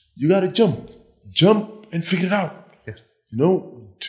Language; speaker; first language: English; non-native, fluent; Wolof